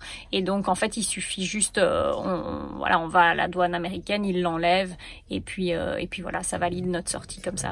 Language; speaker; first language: French; native; French